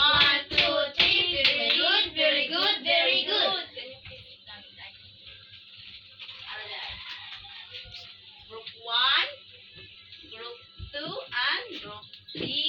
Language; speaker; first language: English; non-native, local second language; Cebuano